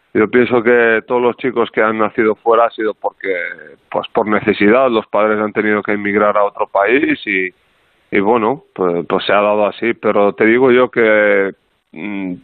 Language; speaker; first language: Spanish; non-native, fluent; Arabic